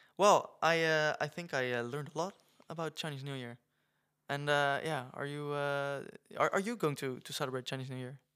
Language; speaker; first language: English; non-native, fluent; Dutch